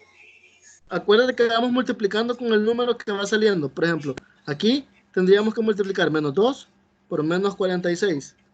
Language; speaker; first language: Spanish; native; Spanish